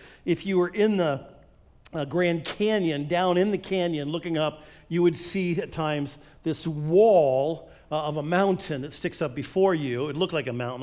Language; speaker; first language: English; native; English